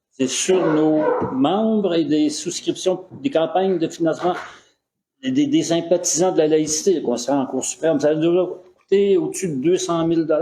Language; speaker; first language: French; native; French